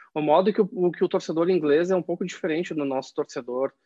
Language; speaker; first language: Portuguese; native; Portuguese